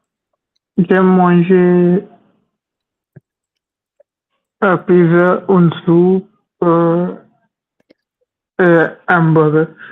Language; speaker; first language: French; non-native, learner; Hindi